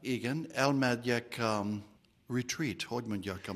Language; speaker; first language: Hungarian; non-native, learner; English